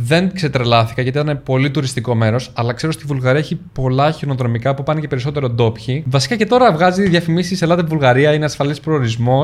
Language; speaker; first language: Greek; native; Greek